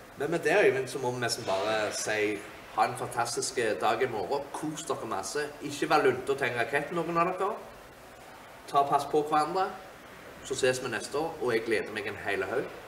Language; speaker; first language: Norwegian; native; Norwegian